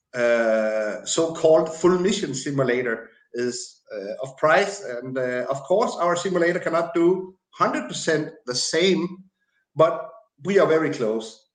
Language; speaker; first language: English; non-native, fluent; Danish